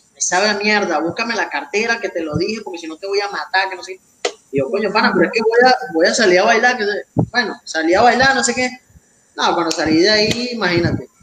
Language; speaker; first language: Spanish; native; Spanish